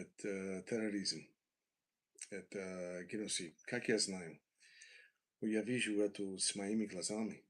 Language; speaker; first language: Russian; non-native, learner; English